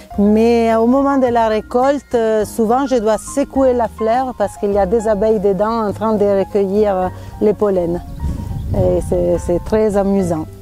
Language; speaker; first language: French; non-native, fluent; Italian